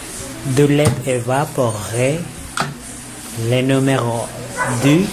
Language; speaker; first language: French; non-native, learner; Spanish